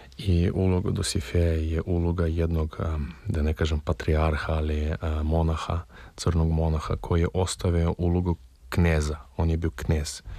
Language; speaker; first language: Serbian; non-native, fluent; Russian